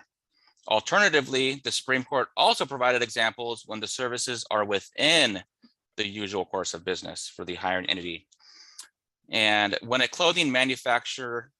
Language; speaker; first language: English; native; English